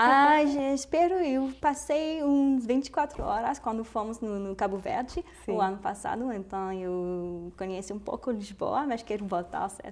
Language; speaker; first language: Portuguese; non-native, fluent; French